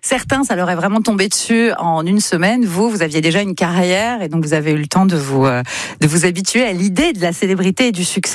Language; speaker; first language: French; native; French